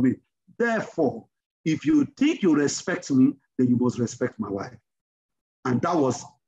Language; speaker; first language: English; non-native, local second language; Yoruba